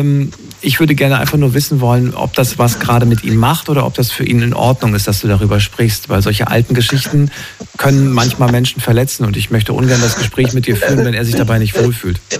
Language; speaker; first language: German; native; German